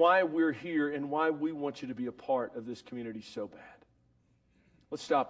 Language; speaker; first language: English; native; English